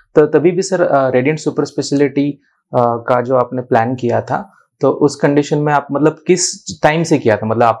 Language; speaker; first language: Hindi; non-native, local second language; Marathi